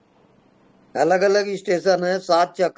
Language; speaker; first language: Hindi; native; Hindi